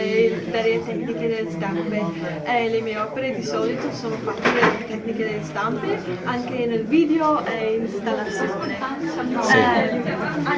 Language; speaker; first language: Italian; non-native, learner; English